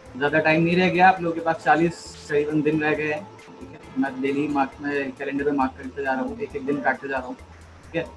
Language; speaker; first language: Hindi; early bilingual, other home language; Nepali